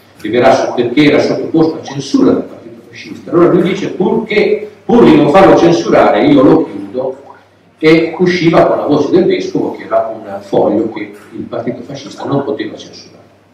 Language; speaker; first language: Italian; native; Italian